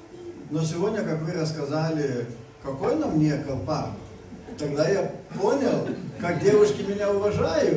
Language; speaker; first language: Russian; non-native, fluent; Lithuanian